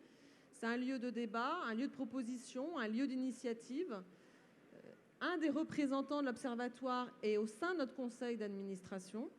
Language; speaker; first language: French; native; French